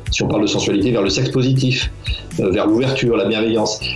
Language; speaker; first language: French; native; French